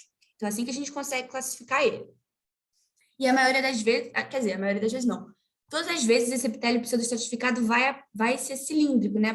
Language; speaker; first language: Portuguese; native; Portuguese